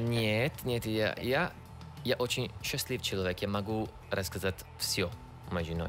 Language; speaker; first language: Russian; non-native, learner; Italian